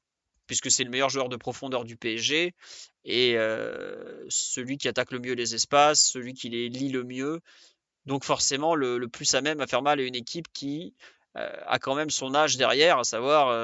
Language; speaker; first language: French; native; French